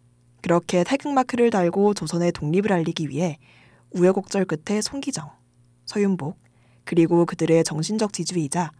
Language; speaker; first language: Korean; native; Korean